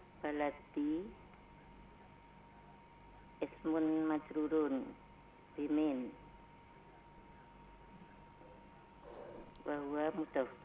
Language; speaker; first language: Arabic; non-native, learner; Indonesian